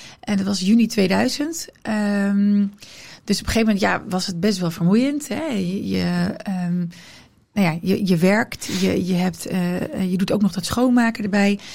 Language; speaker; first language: Dutch; early bilingual, other home language; Riffian